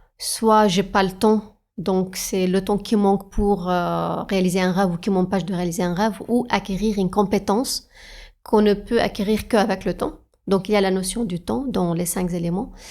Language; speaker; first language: French; non-native, fluent; Arabic